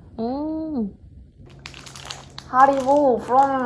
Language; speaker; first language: English; non-native, learner; Korean